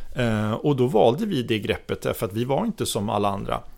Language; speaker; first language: Swedish; native; Swedish